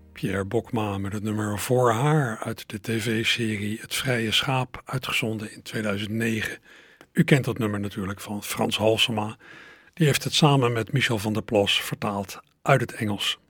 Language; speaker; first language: Dutch; native; Dutch